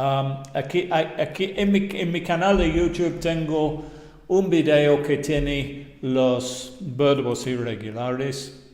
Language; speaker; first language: Spanish; non-native, fluent; English